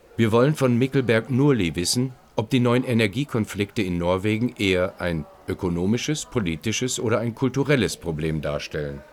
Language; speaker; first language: German; native; German